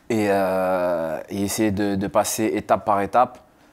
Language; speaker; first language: French; native; French